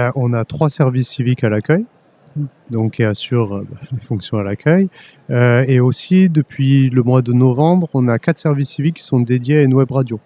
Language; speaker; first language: French; native; French